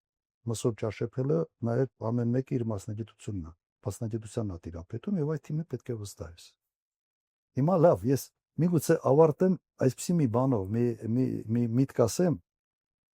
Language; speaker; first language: Armenian; native; Armenian